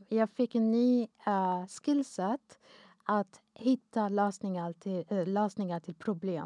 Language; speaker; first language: Swedish; non-native, fluent; Arabic